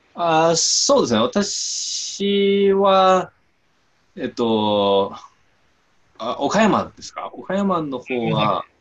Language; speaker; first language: Japanese; non-native, fluent; Chinese